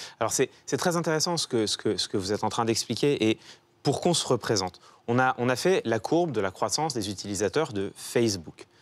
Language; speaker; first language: French; native; French